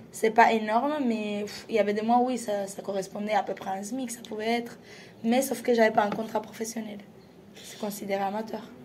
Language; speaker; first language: French; non-native, fluent; Spanish